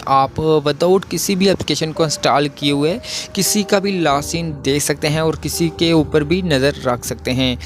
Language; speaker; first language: Urdu; non-native, local second language; Punjabi